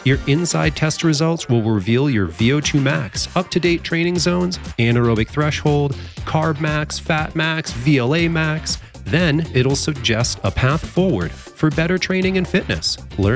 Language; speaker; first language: English; native; English